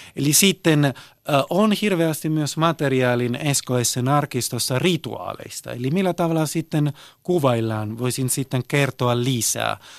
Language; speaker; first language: Finnish; early bilingual, heritage; Italian